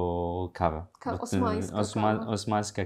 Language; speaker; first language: Polish; non-native, learner; Arabic